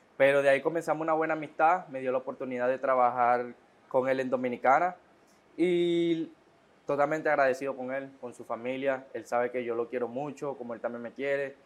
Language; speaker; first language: Spanish; native; Spanish